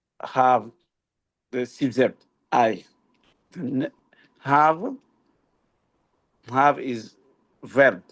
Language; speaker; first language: English; non-native, learner; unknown